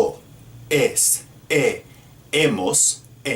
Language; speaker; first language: Spanish; non-native, fluent; English